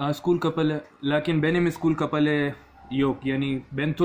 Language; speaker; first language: Turkish; non-native, learner; Urdu